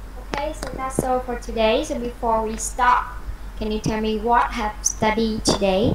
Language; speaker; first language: English; non-native, fluent; Vietnamese